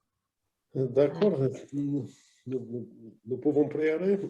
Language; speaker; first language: French; non-native, learner; English